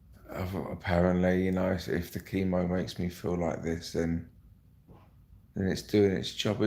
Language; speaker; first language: English; native; English